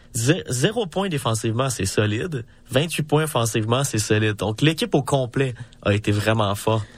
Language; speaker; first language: French; native; French